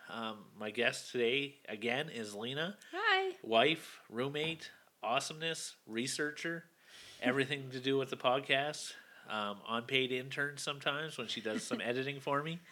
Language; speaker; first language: English; native; English